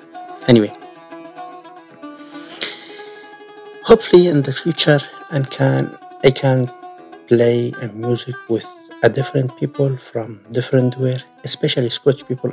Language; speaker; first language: English; non-native, learner; Arabic